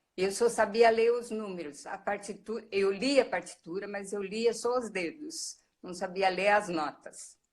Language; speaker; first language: Portuguese; early bilingual, other home language; Japanese